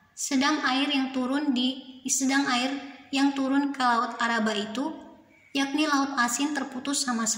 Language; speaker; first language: Indonesian; native; Indonesian